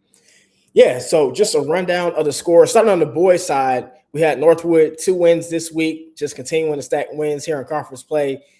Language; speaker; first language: English; native; English